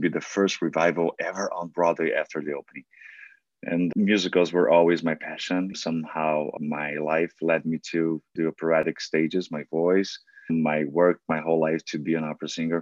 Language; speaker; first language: English; non-native, fluent; Portuguese